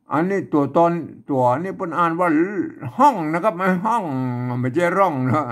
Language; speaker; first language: Thai; non-native, local second language; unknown